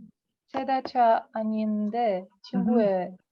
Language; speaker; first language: Korean; non-native, learner; Russian